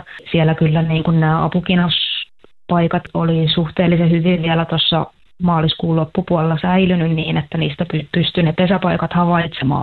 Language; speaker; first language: Finnish; native; Finnish